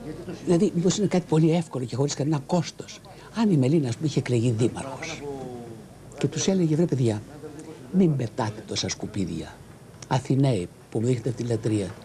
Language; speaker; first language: Greek; native; Greek